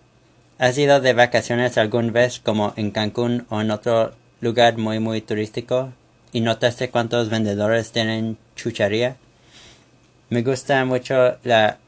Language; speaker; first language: Spanish; non-native, fluent; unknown